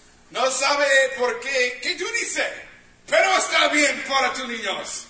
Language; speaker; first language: Spanish; non-native, learner; English